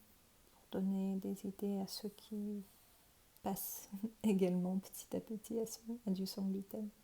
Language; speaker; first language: French; non-native, fluent; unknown